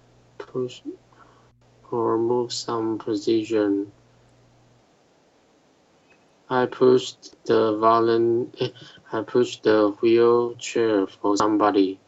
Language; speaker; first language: English; non-native, learner; Chinese